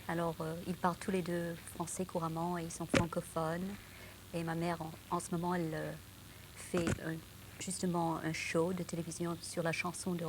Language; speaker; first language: French; non-native, local second language; English